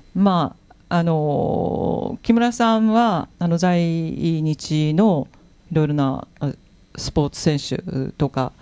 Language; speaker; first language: Japanese; native; Japanese